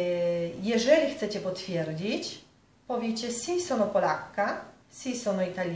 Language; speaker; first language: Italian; non-native, fluent; Polish